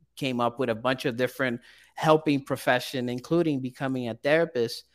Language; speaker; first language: English; early bilingual, other home language; Portuguese